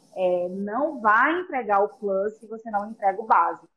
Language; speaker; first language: Portuguese; native; Portuguese